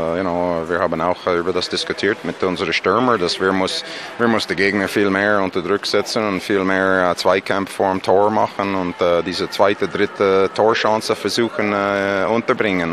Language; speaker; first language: German; non-native, fluent; English